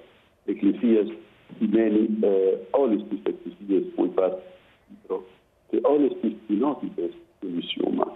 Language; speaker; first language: Greek; non-native, fluent; Arabic